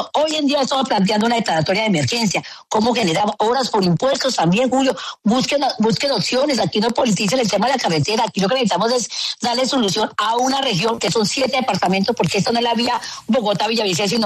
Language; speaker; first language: Spanish; native; Spanish